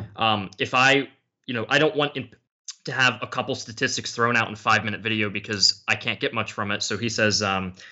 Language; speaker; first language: English; native; English